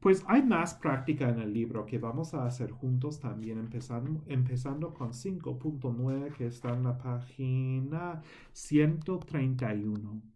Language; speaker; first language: Spanish; non-native, fluent; English